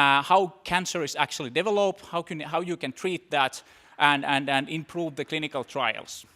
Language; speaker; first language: English; non-native, fluent; Finnish